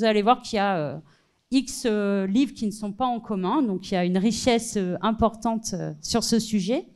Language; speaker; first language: French; native; French